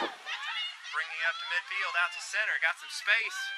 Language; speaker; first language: English; native; English